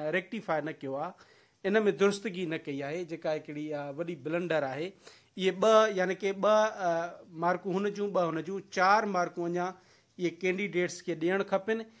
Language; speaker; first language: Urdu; non-native, local second language; Sindhi